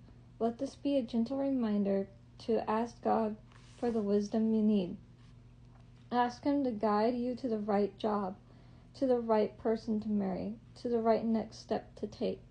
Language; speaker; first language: English; native; English